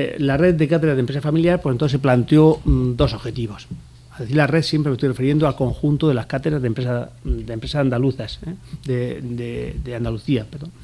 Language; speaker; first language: Spanish; native; Spanish